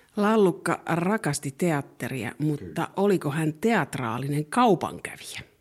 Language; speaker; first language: Finnish; native; Finnish